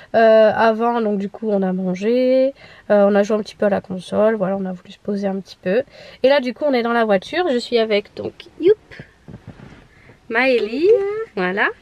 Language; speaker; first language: French; native; French